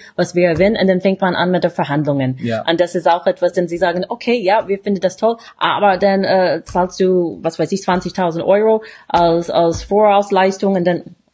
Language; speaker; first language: German; non-native, fluent; English